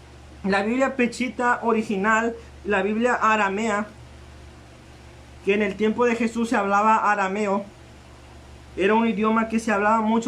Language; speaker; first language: Spanish; native; Spanish